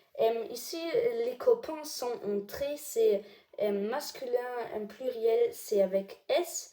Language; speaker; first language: French; non-native, learner; German